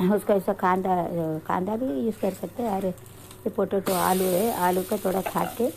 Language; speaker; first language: Hindi; non-native, local second language; Tamil